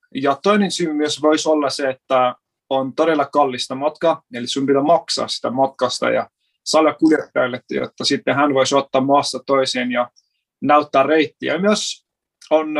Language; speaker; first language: Finnish; non-native, fluent; Persian